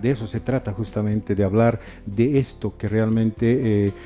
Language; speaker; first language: Spanish; native; Spanish